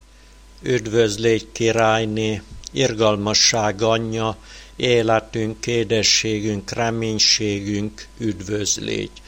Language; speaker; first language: Hungarian; native; Hungarian